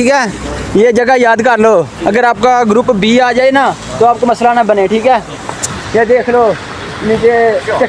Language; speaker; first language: Hindi; non-native, local second language; Punjabi